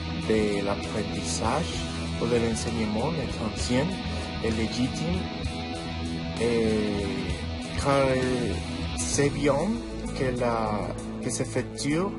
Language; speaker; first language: French; non-native, learner; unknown